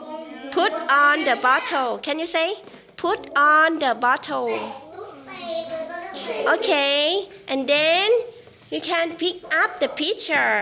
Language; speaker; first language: English; non-native, fluent; Thai